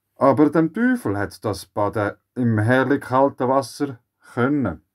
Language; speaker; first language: German; native; German